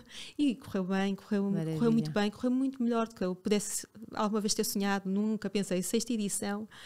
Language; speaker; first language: Portuguese; native; Portuguese